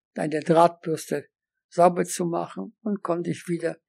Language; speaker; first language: German; non-native, fluent; Polish